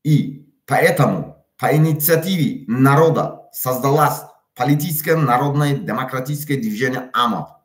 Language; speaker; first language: Russian; non-native, local second language; Tajik